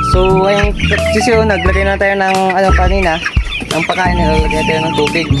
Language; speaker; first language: Filipino; non-native, local second language; Cebuano